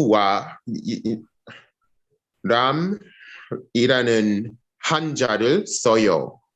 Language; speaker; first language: Korean; non-native, learner; English